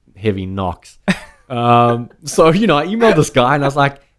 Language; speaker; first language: English; native; English